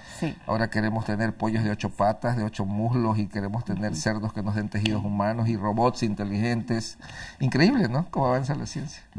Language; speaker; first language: Spanish; native; Spanish